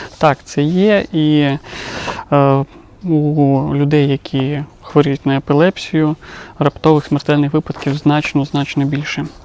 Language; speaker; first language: Ukrainian; non-native, local second language; Russian